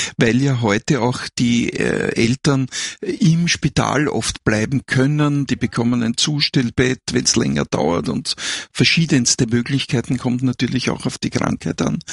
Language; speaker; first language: German; native; German